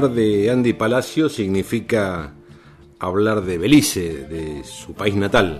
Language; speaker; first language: Spanish; native; Spanish